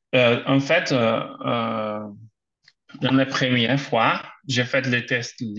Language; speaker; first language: French; non-native, learner; Portuguese